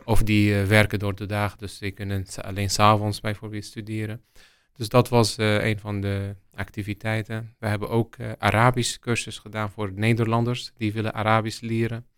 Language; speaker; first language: Dutch; non-native, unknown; Arabic